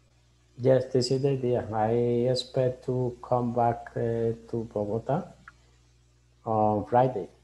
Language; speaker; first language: English; non-native, learner; Spanish